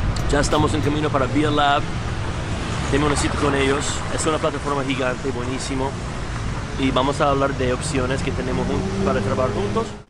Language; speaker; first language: Spanish; non-native, fluent; English